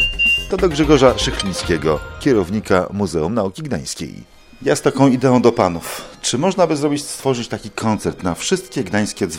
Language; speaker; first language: Polish; native; Polish